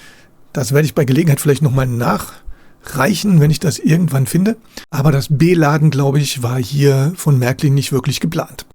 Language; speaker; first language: German; native; German